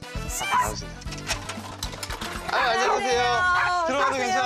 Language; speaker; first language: Korean; native; Korean